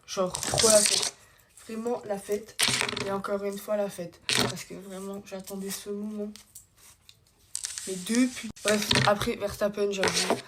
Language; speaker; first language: French; native; French